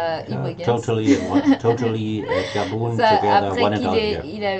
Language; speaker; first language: English; non-native, learner; German